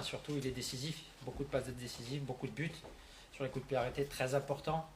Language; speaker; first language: French; native; French